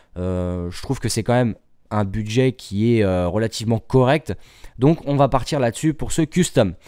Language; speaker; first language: French; native; French